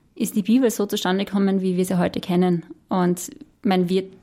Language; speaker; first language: German; native; German